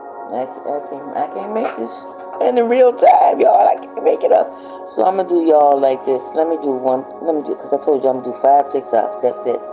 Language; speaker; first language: English; native; English